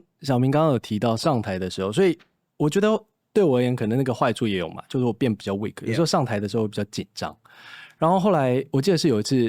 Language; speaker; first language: Chinese; native; Chinese